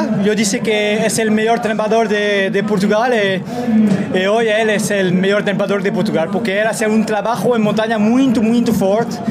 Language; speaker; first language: Spanish; non-native, learner; Portuguese